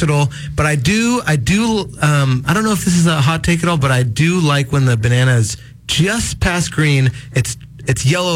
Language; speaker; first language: English; native; English